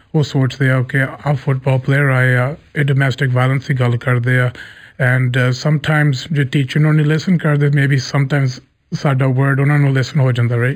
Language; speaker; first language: Punjabi; early bilingual, heritage; Punjabi